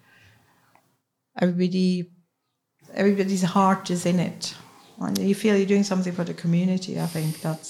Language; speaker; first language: English; non-native, fluent; Swiss German